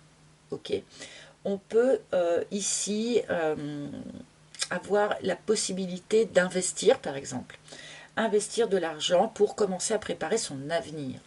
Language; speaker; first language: French; native; French